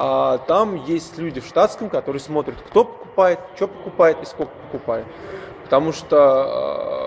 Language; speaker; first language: Russian; native; Russian